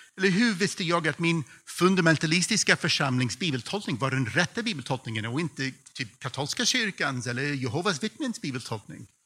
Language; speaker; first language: Swedish; non-native, fluent; English